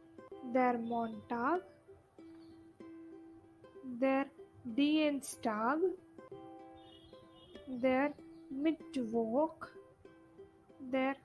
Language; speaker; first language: German; non-native, fluent; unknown